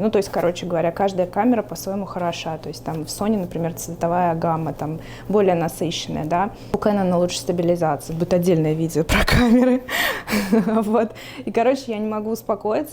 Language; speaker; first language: Russian; native; Russian